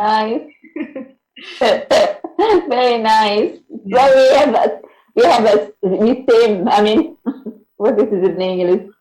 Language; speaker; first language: English; non-native, learner; Indonesian